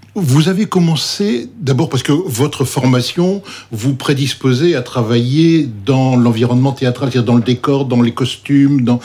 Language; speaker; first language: French; native; French